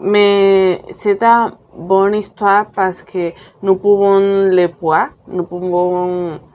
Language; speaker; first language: French; non-native, learner; Spanish